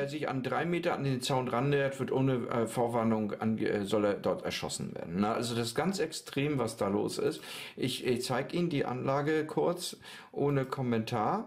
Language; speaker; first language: German; native; German